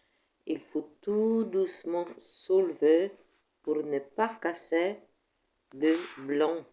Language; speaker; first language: French; non-native, fluent; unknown